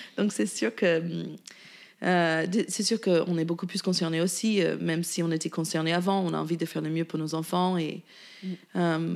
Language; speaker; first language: French; non-native, fluent; English